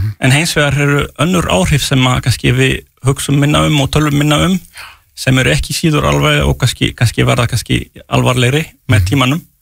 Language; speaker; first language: Icelandic; non-native, fluent; French